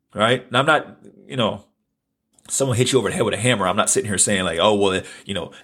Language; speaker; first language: English; native; English